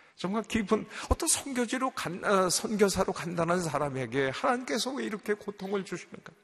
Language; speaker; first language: Korean; native; Korean